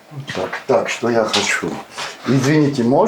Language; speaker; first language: Russian; non-native, fluent; Armenian